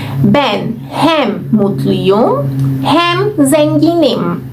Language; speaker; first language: Turkish; non-native, fluent; Portuguese